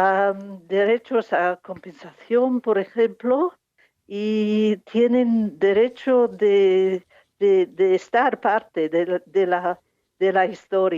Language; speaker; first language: Spanish; non-native, fluent; English